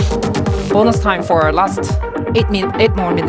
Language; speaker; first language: English; non-native, learner; Korean